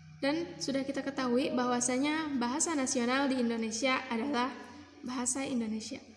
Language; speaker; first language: Indonesian; non-native, local second language; Sundanese